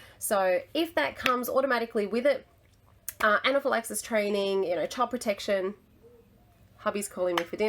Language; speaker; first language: English; native; English